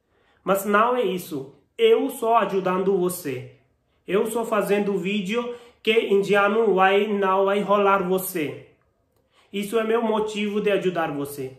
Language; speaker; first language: Portuguese; non-native, learner; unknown